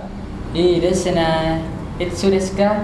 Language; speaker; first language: Japanese; non-native, learner; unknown